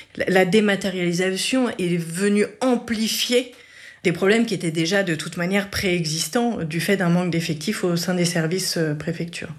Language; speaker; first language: French; native; French